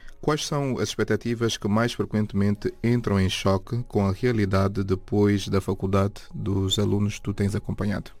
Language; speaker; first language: Portuguese; native; Portuguese